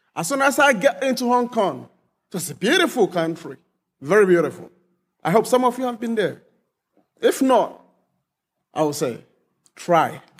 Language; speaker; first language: English; non-native, local second language; Akan